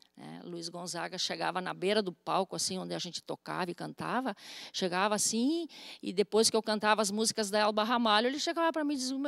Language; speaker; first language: Portuguese; native; Portuguese